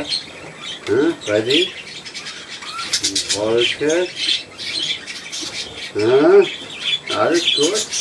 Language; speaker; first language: German; native; German